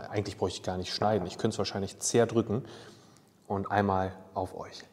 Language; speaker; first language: German; native; German